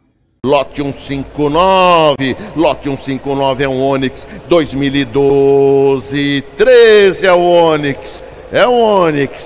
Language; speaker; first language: Portuguese; native; Portuguese